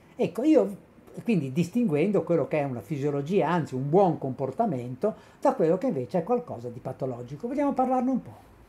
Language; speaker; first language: Italian; native; Italian